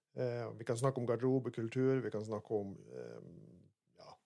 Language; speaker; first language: Norwegian; native; Norwegian